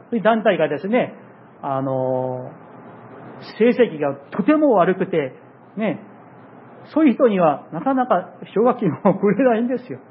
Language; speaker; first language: Japanese; non-native, fluent; Korean